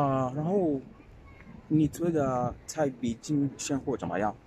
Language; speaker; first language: Chinese; non-native, learner; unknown